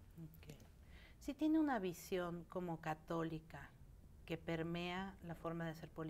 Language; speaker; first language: Spanish; native; Spanish